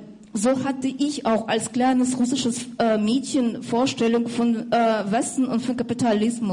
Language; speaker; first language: German; non-native, fluent; Russian